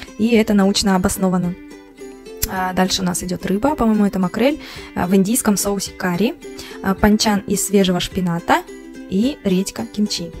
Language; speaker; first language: Russian; native; Russian